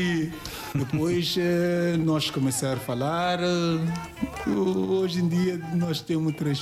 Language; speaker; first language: Portuguese; non-native, learner; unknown